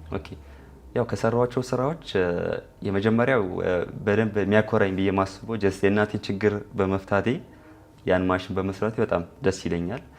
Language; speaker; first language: Amharic; non-native, local second language; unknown